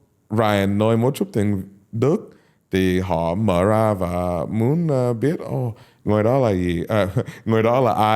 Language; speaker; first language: Vietnamese; non-native, learner; English